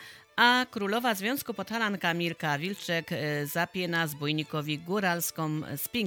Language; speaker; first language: Polish; native; Polish